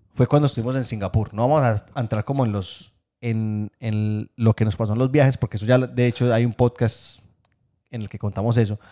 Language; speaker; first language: Spanish; native; Spanish